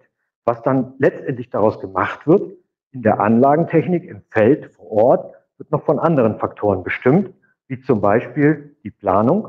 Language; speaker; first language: German; native; German